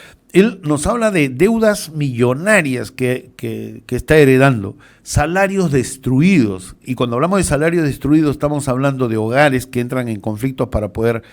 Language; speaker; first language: Spanish; native; Spanish